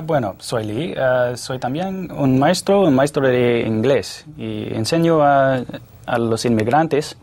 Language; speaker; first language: Spanish; non-native, fluent; English